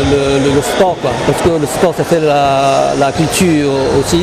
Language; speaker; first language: French; non-native, fluent; Chinese